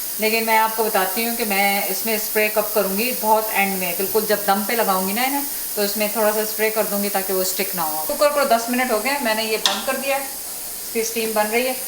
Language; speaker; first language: Urdu; native; Urdu